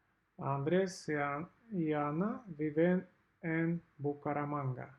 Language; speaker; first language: Spanish; non-native, learner; Russian